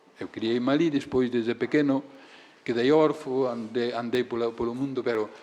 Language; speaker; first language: Galician; native; Galician